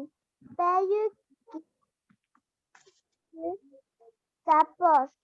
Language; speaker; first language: French; non-native, learner; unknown